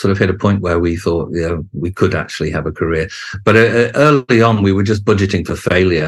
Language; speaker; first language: English; native; English